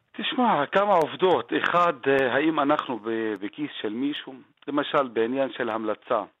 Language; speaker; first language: Hebrew; non-native, local second language; Arabic